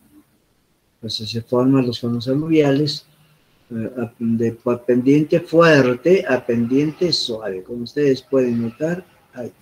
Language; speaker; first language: Spanish; native; Spanish